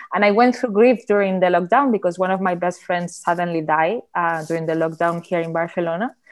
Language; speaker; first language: English; non-native, fluent; Spanish